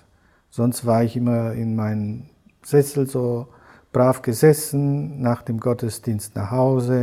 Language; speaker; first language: German; non-native, fluent; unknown